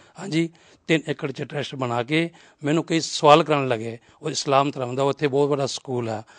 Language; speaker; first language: Punjabi; non-native, local second language; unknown